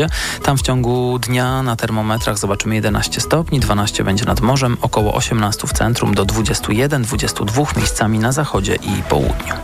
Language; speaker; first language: Polish; native; Polish